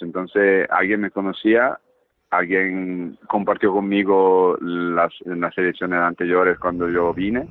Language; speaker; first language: Spanish; early bilingual, heritage; Italian